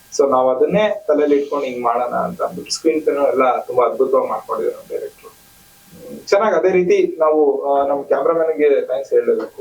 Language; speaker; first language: Kannada; native; Kannada